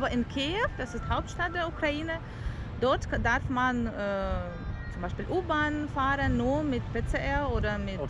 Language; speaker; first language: German; non-native, learner; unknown